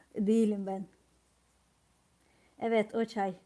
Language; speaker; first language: Turkish; non-native, fluent; Ukrainian